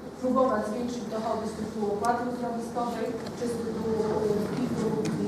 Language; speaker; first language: Polish; native; Polish